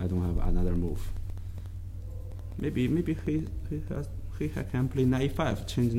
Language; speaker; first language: English; non-native, learner; Chinese